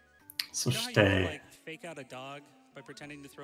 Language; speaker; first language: Japanese; non-native, learner; English